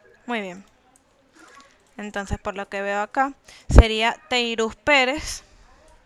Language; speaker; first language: Spanish; native; Spanish